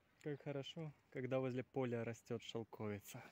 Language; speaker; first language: Russian; native; Russian